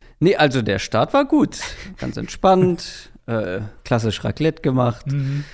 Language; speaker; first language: German; native; German